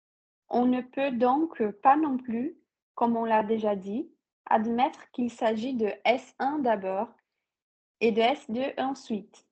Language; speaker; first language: French; non-native, fluent; Portuguese